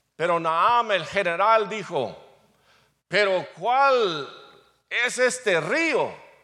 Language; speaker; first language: Spanish; non-native, fluent; English